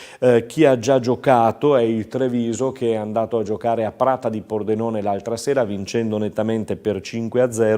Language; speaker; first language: Italian; native; Italian